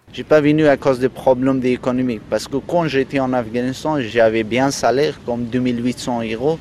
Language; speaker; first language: French; non-native, learner; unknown